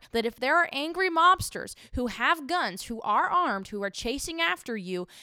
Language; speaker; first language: English; native; English